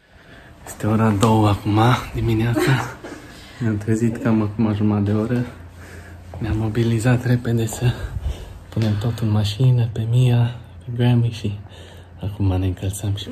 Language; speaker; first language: Romanian; native; Romanian